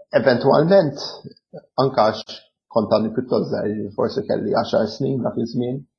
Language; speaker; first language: Maltese; early bilingual, other home language; English